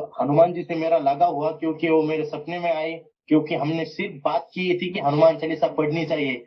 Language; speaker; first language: Hindi; non-native, local second language; Marathi